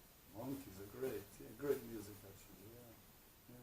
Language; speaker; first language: English; non-native, fluent; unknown